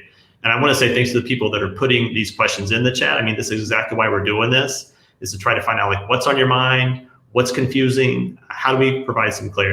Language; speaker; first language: English; native; English